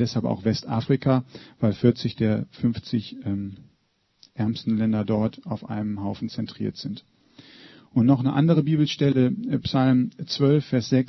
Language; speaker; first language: German; native; German